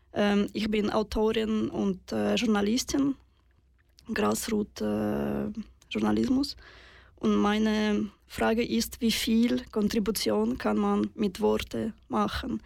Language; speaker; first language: German; non-native, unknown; Russian